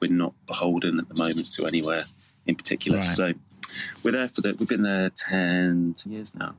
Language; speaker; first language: English; native; English